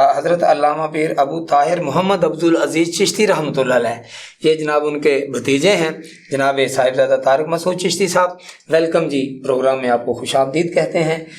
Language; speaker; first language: Urdu; non-native, local second language; Punjabi